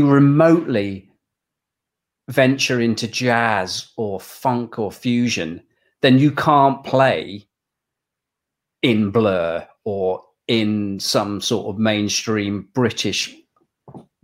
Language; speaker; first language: English; native; English